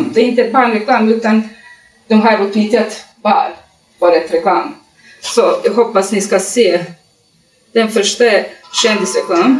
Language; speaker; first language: Swedish; non-native, learner; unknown